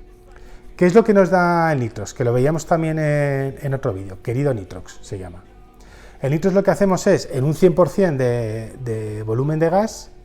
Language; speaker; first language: Spanish; native; Spanish